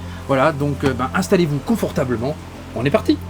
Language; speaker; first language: French; native; French